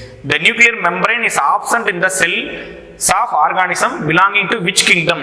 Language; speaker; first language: English; non-native, local second language; Tamil